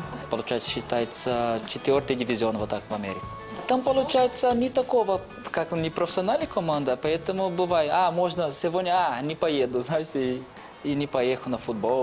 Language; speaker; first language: Russian; non-native, fluent; Portuguese